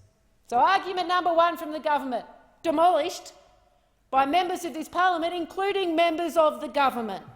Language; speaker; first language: English; native; English